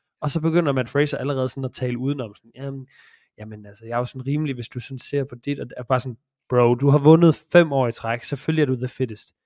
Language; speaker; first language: Danish; native; Danish